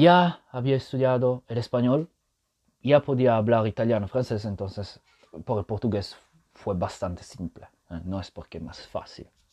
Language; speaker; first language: Spanish; non-native, fluent; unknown